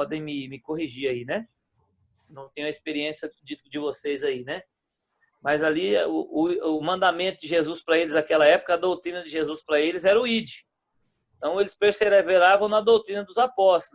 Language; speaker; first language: Portuguese; native; Portuguese